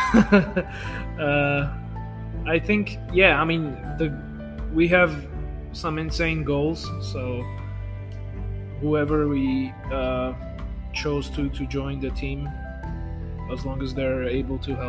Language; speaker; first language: English; non-native, fluent; Armenian